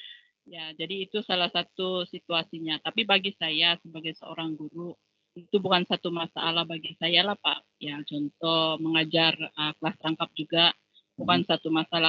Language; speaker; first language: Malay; non-native, local second language; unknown